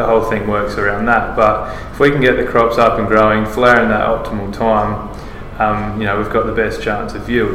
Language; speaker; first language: English; native; English